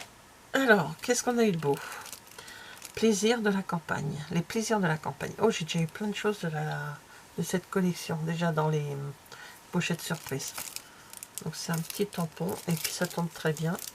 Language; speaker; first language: French; native; French